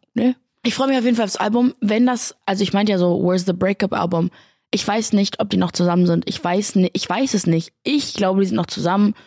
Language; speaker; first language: German; native; German